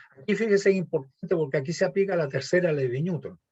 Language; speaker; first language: Spanish; native; Spanish